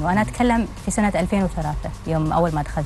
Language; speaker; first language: Arabic; native; Arabic